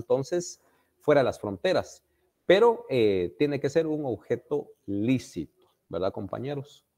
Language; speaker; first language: Spanish; native; Spanish